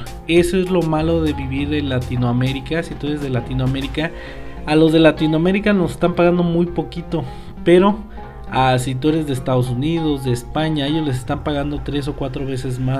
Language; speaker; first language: Spanish; native; Spanish